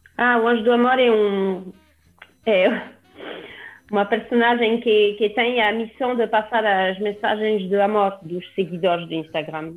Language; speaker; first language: Portuguese; non-native, fluent; French